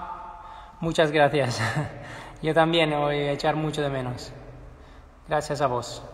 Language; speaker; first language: Spanish; non-native, fluent; Italian